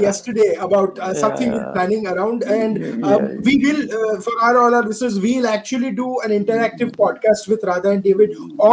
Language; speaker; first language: English; non-native, local second language; Gujarati